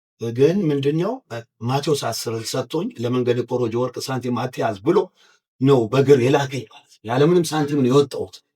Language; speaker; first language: Amharic; native; Amharic